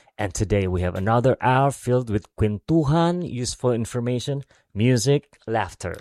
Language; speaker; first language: English; non-native, local second language; Filipino